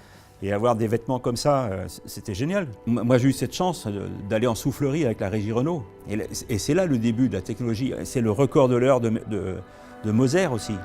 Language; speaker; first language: French; native; French